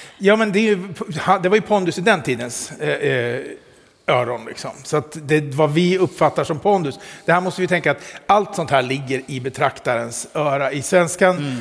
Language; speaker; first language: Swedish; native; Swedish